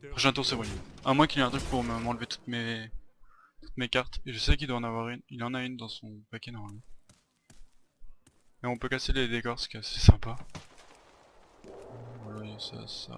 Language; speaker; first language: French; native; French